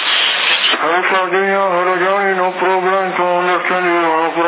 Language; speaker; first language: English; non-native, learner; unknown